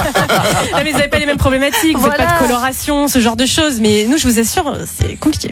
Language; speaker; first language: French; native; French